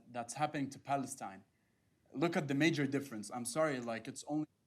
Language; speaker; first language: English; non-native, fluent; Arabic